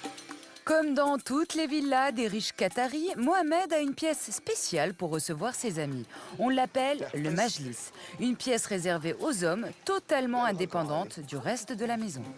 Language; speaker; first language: French; native; French